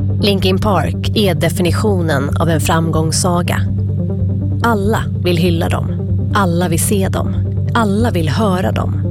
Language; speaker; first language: Swedish; native; Swedish